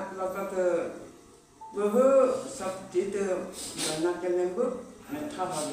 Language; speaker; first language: Hindi; non-native, local second language; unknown